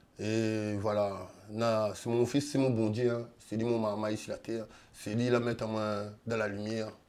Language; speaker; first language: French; non-native, local second language; Réunion Creole French